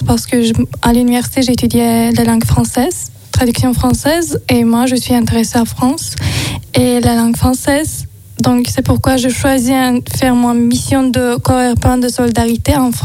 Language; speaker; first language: French; non-native, learner; Azerbaijani